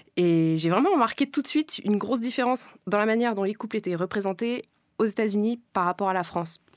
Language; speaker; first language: French; native; French